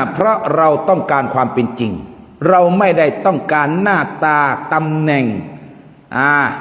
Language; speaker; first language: Thai; non-native, local second language; Malay